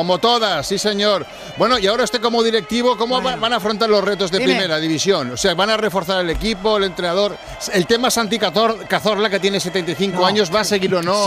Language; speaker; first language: Spanish; native; Spanish